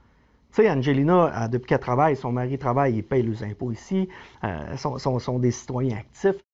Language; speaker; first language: French; native; French